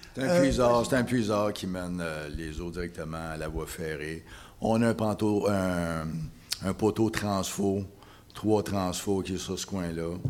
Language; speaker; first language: French; native; French